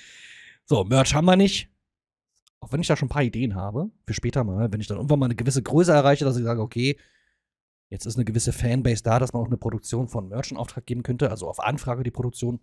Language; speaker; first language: German; native; German